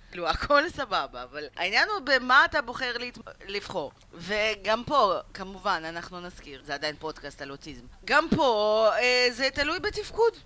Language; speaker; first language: Hebrew; early bilingual, other home language; Russian